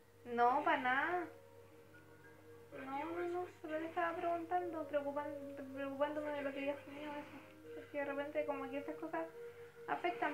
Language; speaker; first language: Spanish; native; Spanish